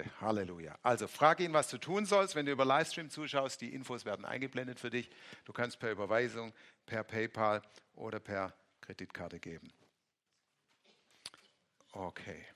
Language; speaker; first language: German; native; German